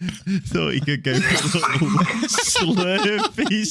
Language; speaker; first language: English; native; English